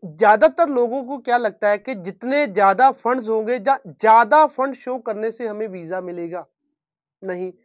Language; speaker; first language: Hindi; non-native, local second language; Punjabi